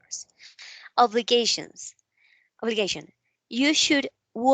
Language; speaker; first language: English; non-native, learner; Spanish